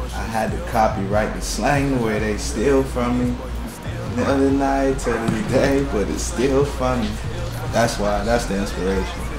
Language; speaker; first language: English; native; English